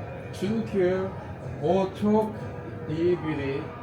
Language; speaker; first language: Turkish; non-native, fluent; Korean